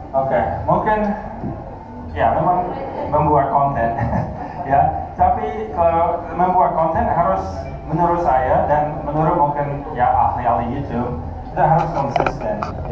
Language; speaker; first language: Indonesian; non-native, fluent; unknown